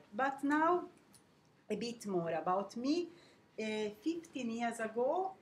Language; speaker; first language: English; non-native, fluent; Italian